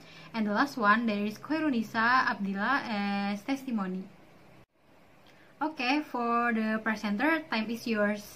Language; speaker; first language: English; non-native, learner; Indonesian